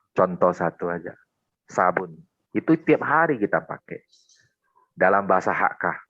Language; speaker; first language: Indonesian; non-native, local second language; Min Nan Chinese